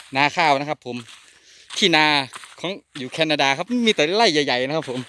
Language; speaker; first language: Thai; non-native, local second language; Northeastern Thai